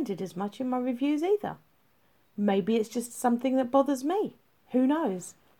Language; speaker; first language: English; native; English